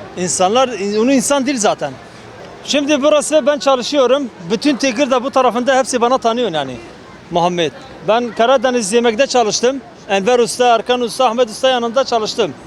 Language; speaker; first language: Turkish; non-native, learner; Arabic